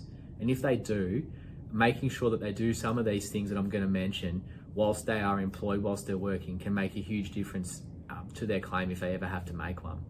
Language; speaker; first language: English; native; English